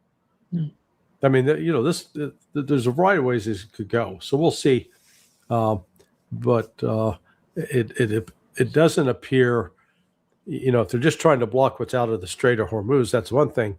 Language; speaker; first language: English; native; English